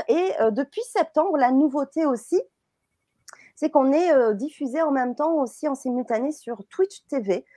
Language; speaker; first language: French; native; French